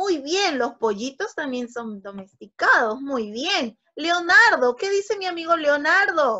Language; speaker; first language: Spanish; native; Spanish